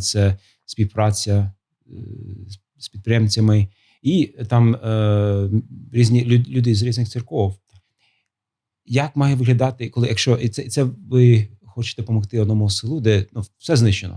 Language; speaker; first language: Ukrainian; non-native, fluent; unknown